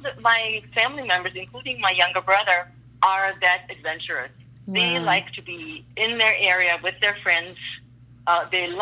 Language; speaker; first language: English; non-native, fluent; German